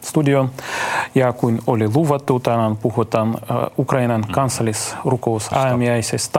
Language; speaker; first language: Finnish; non-native, fluent; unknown